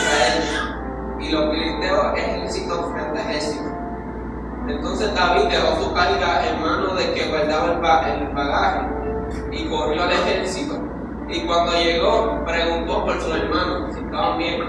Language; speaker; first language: Spanish; native; Spanish